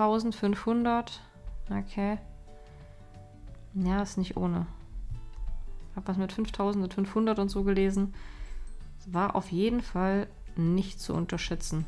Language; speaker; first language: German; native; German